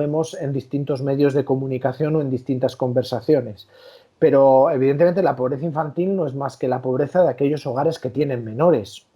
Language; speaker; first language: Spanish; native; Spanish